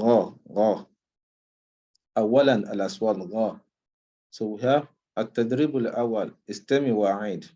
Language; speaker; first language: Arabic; non-native, fluent; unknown